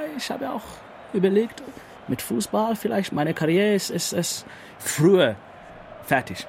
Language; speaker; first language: German; non-native, learner; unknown